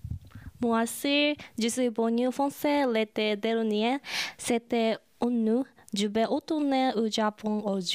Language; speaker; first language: French; non-native, learner; Japanese